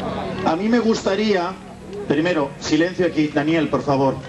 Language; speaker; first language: Spanish; native; Spanish